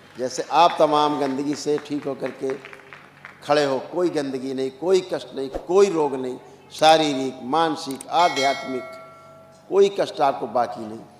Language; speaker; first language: Hindi; native; Hindi